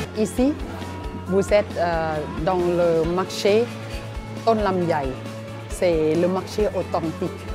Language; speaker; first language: French; non-native, learner; Thai